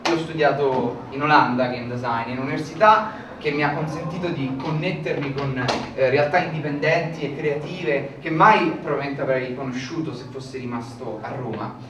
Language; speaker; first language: Italian; native; Italian